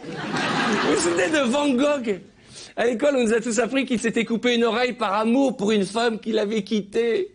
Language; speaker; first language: French; native; French